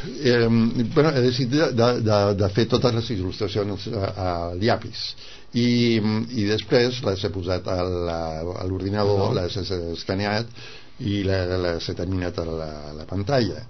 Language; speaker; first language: Catalan; non-native, fluent; Spanish